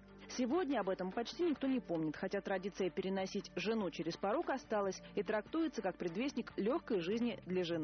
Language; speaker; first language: Russian; native; Russian